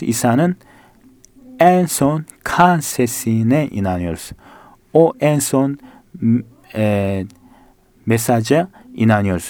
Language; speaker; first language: Turkish; non-native, fluent; Korean